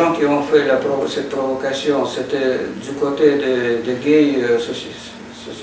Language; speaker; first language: French; non-native, fluent; Russian